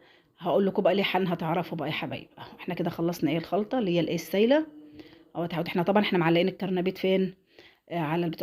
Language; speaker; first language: Arabic; native; Arabic